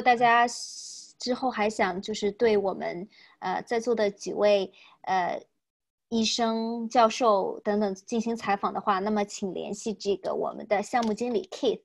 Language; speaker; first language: Chinese; native; Chinese